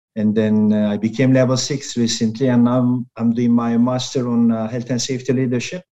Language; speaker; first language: English; non-native, fluent; Turkish